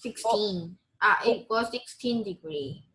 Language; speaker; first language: English; non-native, learner; Korean